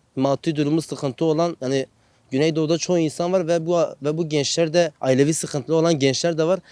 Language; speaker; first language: Turkish; non-native, local second language; Kurdish